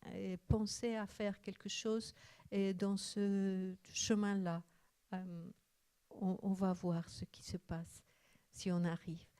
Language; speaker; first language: French; non-native, fluent; Spanish